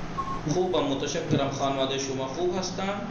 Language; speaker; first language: Persian; non-native, fluent; Urdu